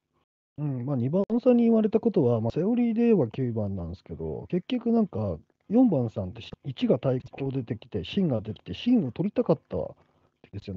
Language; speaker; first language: Japanese; native; Japanese